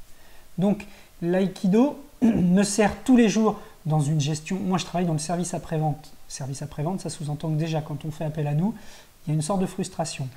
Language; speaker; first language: French; native; French